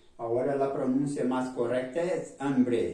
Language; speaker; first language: Spanish; non-native, fluent; Portuguese